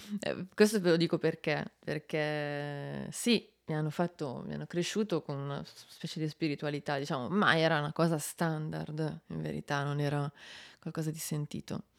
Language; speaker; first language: Italian; native; Italian